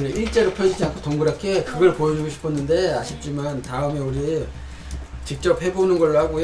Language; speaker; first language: Korean; native; Korean